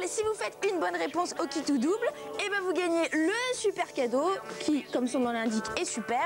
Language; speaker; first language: French; native; French